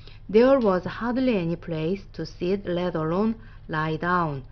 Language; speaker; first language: English; non-native, fluent; Korean